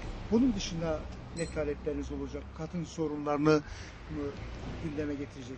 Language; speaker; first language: Turkish; native; Turkish